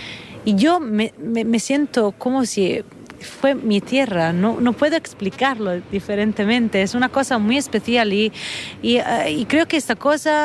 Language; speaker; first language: Spanish; non-native, fluent; Italian